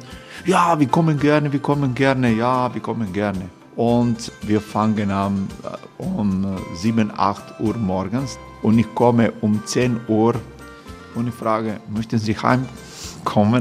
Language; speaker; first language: German; non-native, learner; Croatian